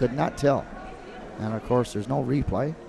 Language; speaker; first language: English; native; English